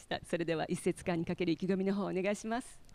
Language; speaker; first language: Japanese; native; Japanese